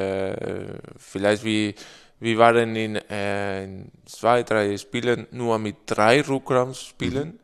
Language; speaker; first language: German; non-native, fluent; Spanish